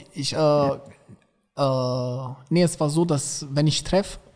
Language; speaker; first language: German; native; German